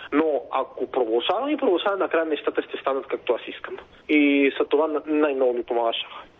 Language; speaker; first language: Bulgarian; non-native, fluent; Spanish